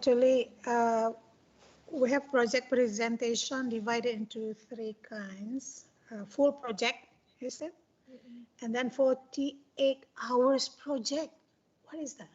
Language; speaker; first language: English; non-native, fluent; Indonesian